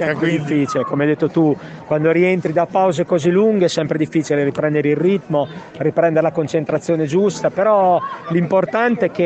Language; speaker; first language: Italian; native; Italian